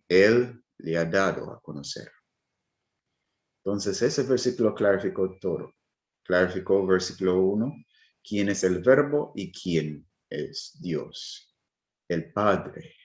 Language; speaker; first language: Spanish; non-native, fluent; English